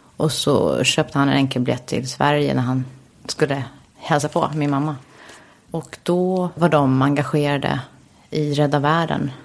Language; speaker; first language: Swedish; early bilingual, heritage; Swedish